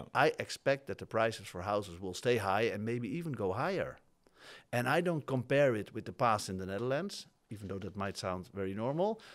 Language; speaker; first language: English; non-native, fluent; Dutch